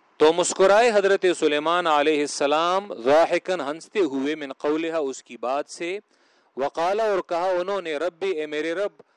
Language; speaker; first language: Urdu; non-native, local second language; Pashto